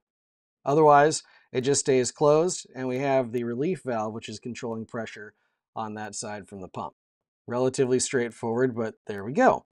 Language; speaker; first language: English; native; English